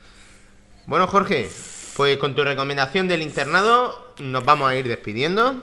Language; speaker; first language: Spanish; native; Spanish